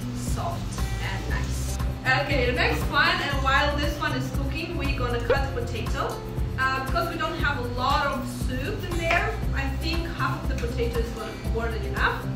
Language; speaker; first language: English; non-native, fluent; Romanian